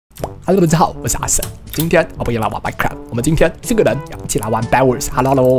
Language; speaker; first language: Chinese; native; Chinese